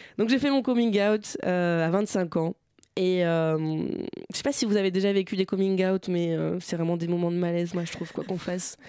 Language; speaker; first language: French; native; French